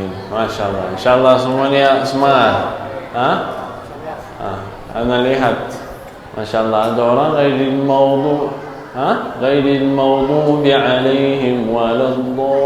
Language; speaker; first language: Indonesian; non-native, learner; Arabic